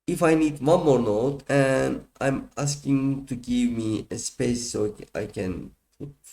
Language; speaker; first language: English; non-native, fluent; Turkish